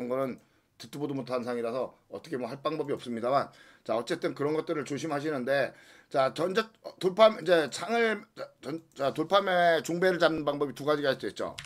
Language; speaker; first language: Korean; native; Korean